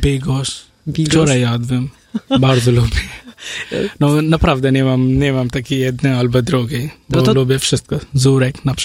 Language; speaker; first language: Polish; non-native, learner; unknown